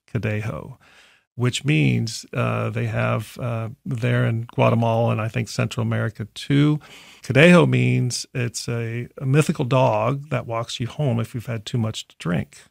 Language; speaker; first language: English; native; English